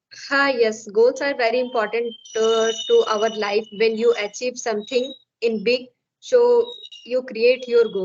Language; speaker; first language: English; non-native, learner; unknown